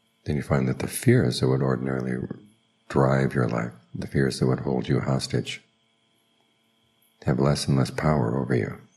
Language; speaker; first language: English; native; English